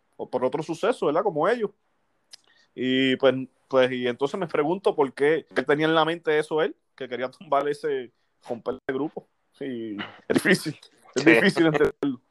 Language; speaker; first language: Spanish; native; Spanish